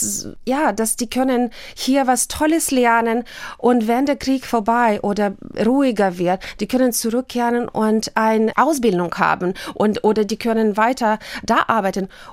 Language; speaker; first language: German; non-native, fluent; Ukrainian